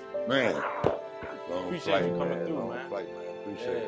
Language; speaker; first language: English; native; English